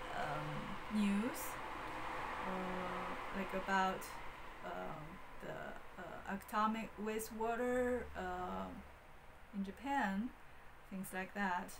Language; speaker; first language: English; non-native, fluent; Chinese